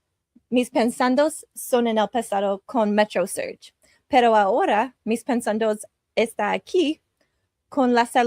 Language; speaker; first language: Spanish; non-native, learner; English